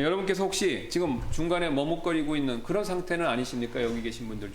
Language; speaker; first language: Korean; native; Korean